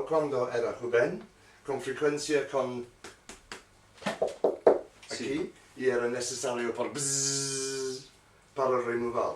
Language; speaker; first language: Spanish; non-native, learner; English